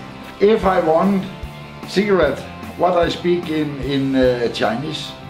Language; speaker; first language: English; non-native, learner; Danish